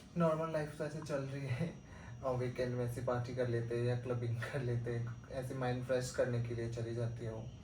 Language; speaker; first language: Hindi; non-native, local second language; Nepali